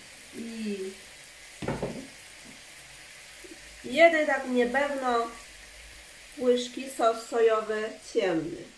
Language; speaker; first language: Polish; non-native, learner; Chinese